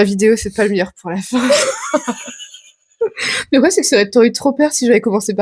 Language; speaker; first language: French; native; French